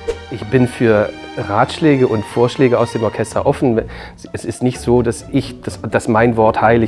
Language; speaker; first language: German; native; German